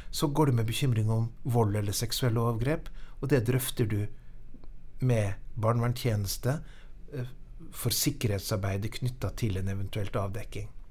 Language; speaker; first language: Norwegian; native; Norwegian